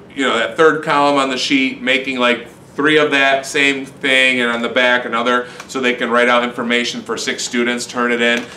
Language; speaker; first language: English; native; English